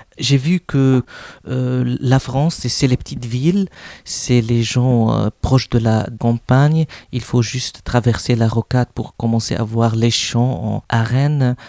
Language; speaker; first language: French; non-native, local second language; Arabic